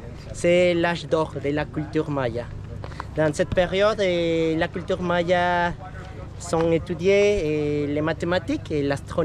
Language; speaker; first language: French; non-native, learner; Spanish